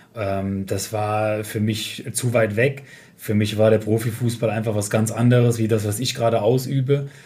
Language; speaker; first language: German; native; German